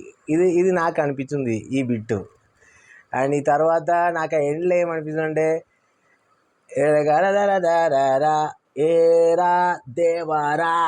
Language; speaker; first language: Telugu; non-native, learner; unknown